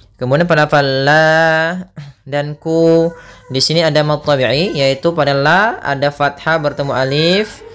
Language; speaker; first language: Indonesian; native; Indonesian